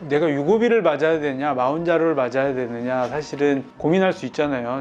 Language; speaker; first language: Korean; native; Korean